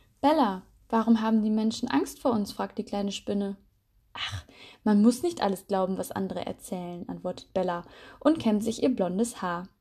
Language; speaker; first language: German; native; German